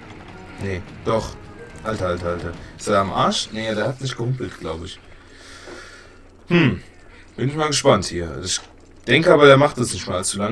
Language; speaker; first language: German; native; German